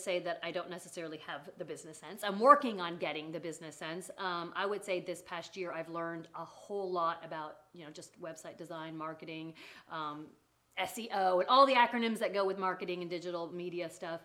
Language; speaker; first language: English; native; English